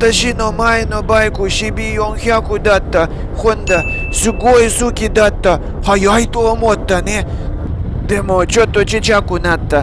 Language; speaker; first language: Japanese; non-native, learner; Russian